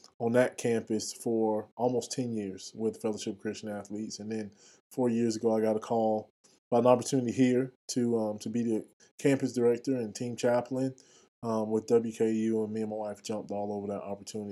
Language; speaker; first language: English; native; English